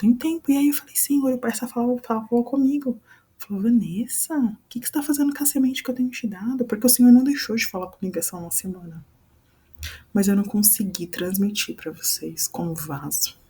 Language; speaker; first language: Portuguese; native; Portuguese